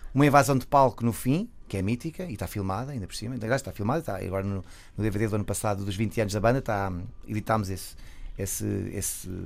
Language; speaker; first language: Portuguese; native; Portuguese